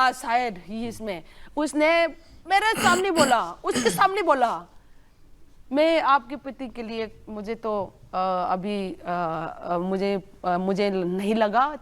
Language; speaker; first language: Hindi; non-native, local second language; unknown